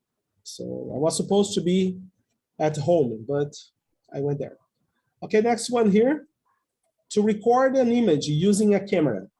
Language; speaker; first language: English; non-native, fluent; Portuguese